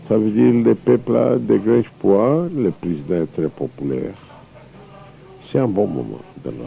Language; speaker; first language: French; non-native, fluent; Portuguese